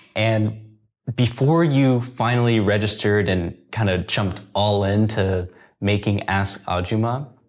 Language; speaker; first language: English; native; English